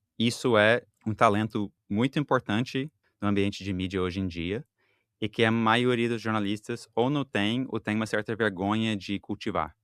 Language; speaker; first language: Portuguese; non-native, fluent; English